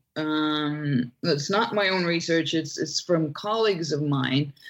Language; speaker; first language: English; non-native, fluent; Dutch